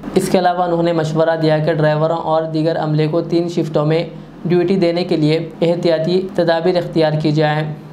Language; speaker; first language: Urdu; native; Urdu